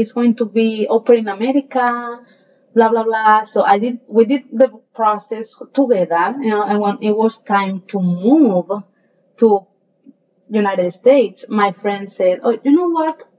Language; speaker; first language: English; non-native, fluent; Spanish